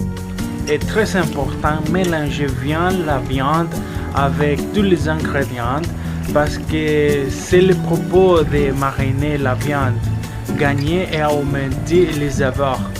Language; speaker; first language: French; non-native, learner; Spanish